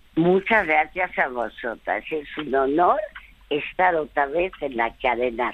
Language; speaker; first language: Spanish; early bilingual, other home language; French